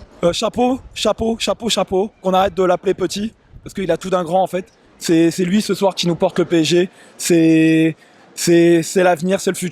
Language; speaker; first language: French; native; French